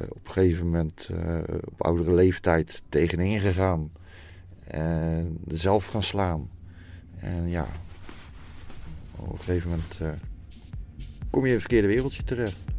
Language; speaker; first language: Dutch; native; Dutch